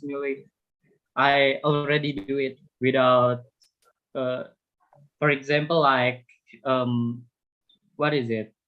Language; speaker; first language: English; non-native, fluent; Indonesian